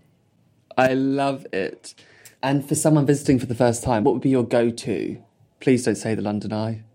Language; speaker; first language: English; native; English